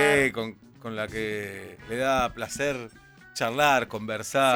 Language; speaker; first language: Spanish; native; Spanish